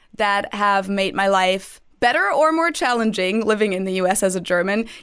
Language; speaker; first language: English; non-native, fluent; German